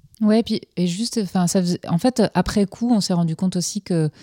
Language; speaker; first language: French; native; French